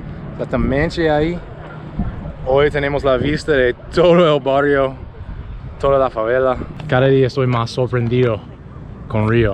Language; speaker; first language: Spanish; non-native, fluent; English